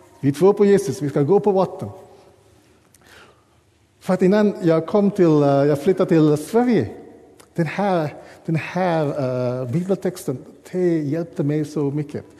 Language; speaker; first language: Swedish; non-native, fluent; English